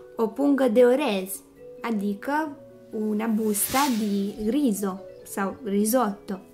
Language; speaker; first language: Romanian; non-native, fluent; Italian